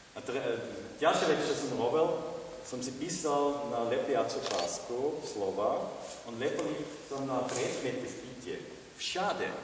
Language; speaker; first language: Slovak; non-native, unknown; German